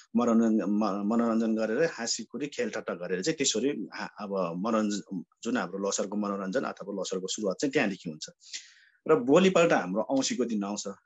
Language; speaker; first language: Nepali; non-native, local second language; Sherpa